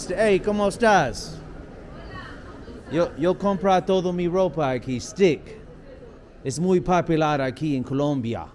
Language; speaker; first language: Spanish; non-native, learner; English